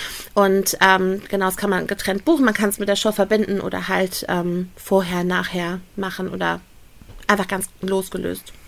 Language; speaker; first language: German; native; German